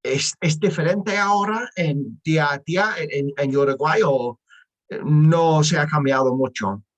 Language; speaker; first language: Spanish; non-native, learner; English